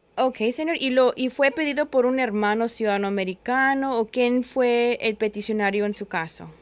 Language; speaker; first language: Spanish; early bilingual, heritage; Spanish